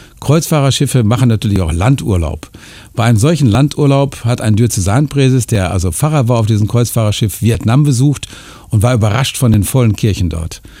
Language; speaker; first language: German; native; German